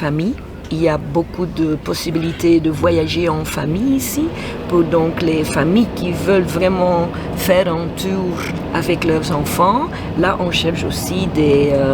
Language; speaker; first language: French; non-native, fluent; Swedish